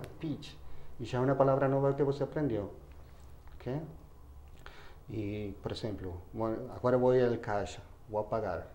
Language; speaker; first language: Portuguese; non-native, fluent; Spanish